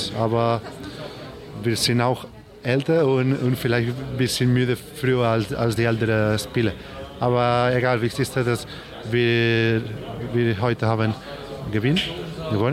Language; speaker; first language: German; non-native, learner; Spanish